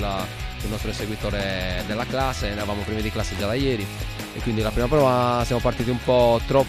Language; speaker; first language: Italian; native; Italian